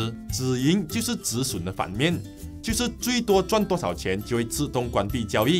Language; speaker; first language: Chinese; native; Chinese